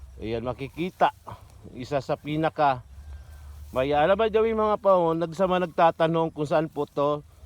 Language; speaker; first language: Filipino; non-native, local second language; Cebuano